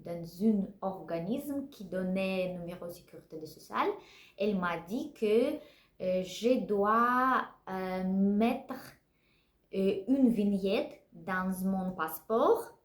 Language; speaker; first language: French; non-native, learner; Russian